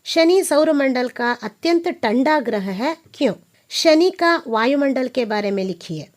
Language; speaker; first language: Hindi; non-native, local second language; Kannada